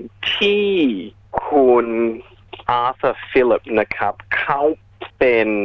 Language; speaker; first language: Thai; non-native, fluent; English